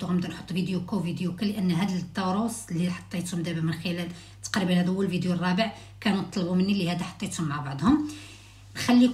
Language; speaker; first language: Arabic; native; Arabic